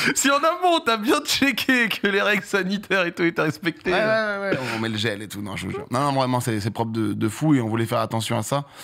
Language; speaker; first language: French; native; French